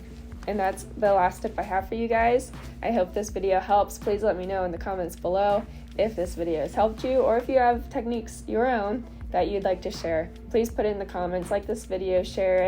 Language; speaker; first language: English; native; English